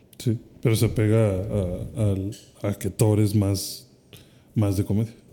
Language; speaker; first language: Spanish; native; Spanish